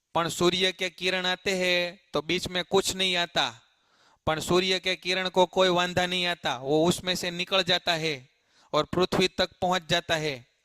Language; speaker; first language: Hindi; non-native, local second language; Gujarati